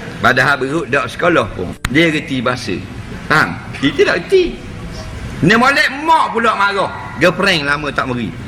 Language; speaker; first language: Malay; native; Malay